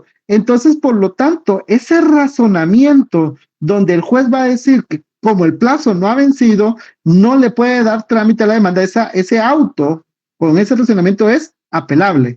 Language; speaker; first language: Spanish; native; Spanish